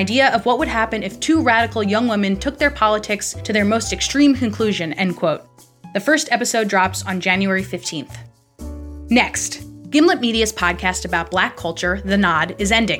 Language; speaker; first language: English; native; English